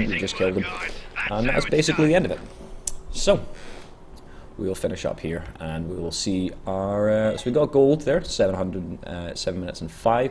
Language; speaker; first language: English; native; English